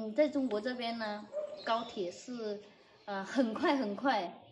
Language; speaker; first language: Chinese; non-native, fluent; Vietnamese